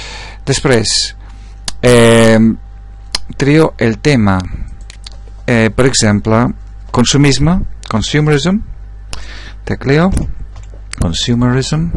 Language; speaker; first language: Catalan; non-native, local second language; Spanish